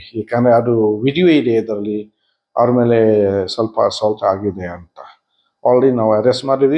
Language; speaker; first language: Kannada; non-native, fluent; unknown